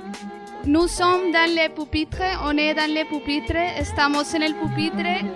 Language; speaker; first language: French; non-native, learner; Spanish